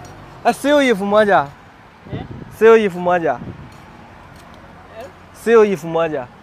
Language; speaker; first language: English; non-native, learner; Chinese